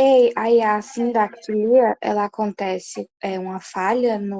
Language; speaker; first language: Portuguese; native; Portuguese